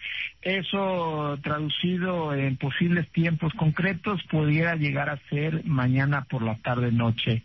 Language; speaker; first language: Spanish; native; Spanish